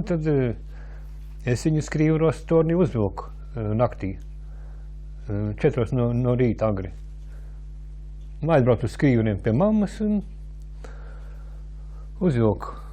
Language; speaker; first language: Latvian; native; Latvian